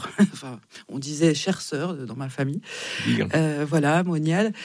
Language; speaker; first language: French; native; French